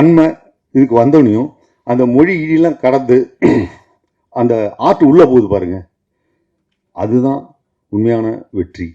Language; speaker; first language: Tamil; native; Tamil